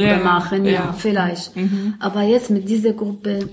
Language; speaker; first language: German; non-native, learner; Arabic